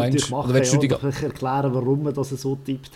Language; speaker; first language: German; native; German